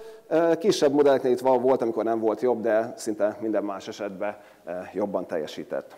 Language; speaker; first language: Hungarian; native; Hungarian